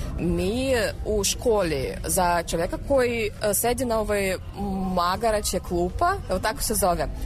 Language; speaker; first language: Serbian; non-native, fluent; Russian